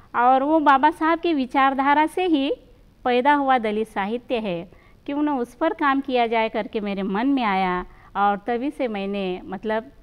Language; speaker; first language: Hindi; non-native, local second language; Marathi